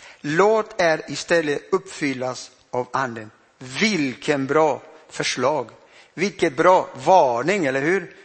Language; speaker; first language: Swedish; non-native, fluent; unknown